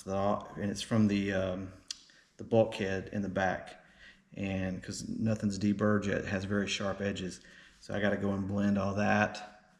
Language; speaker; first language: English; native; English